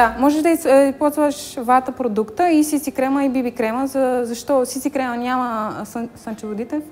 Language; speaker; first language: Bulgarian; non-native, learner; Romanian